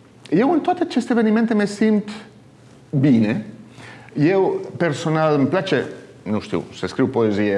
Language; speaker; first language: Romanian; non-native, fluent; Catalan